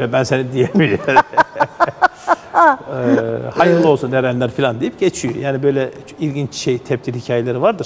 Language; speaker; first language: Turkish; native; Turkish